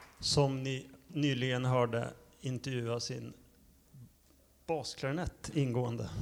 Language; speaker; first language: Swedish; native; Swedish